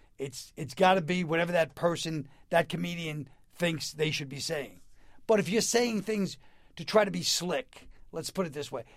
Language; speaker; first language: English; native; English